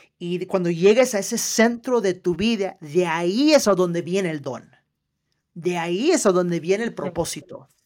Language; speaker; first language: Spanish; early bilingual, heritage; Spanish